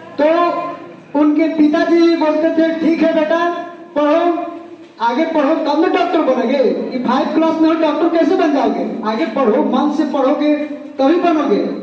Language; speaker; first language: Hindi; native; Hindi